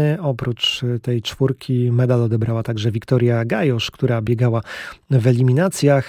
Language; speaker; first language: Polish; native; Polish